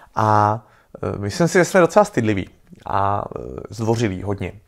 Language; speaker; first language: Czech; native; Czech